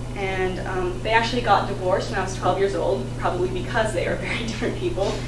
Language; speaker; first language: English; native; English